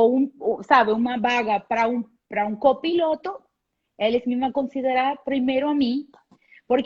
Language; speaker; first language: Portuguese; non-native, fluent; Spanish